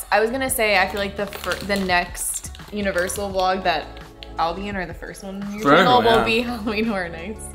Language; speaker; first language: English; native; English